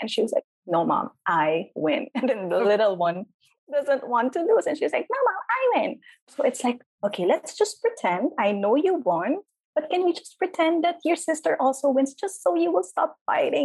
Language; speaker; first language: English; non-native, local second language; Filipino